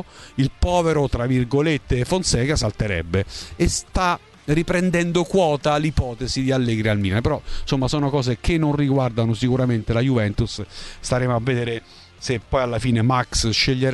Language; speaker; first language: Italian; native; Italian